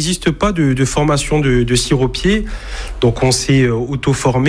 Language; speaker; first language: French; native; French